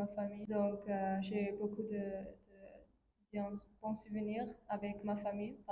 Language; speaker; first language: French; non-native, fluent; English